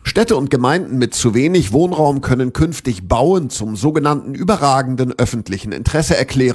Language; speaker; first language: German; native; German